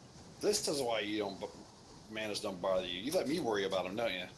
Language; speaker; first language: English; native; English